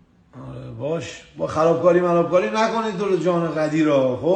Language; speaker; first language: Persian; native; Persian